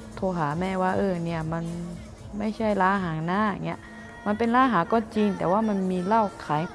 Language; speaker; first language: Thai; non-native, local second language; Akha